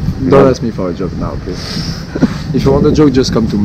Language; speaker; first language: English; non-native, fluent; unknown